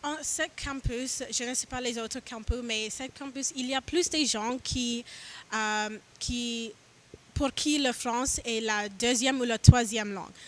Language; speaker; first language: French; non-native, learner; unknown